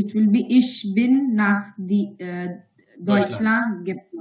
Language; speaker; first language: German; non-native, learner; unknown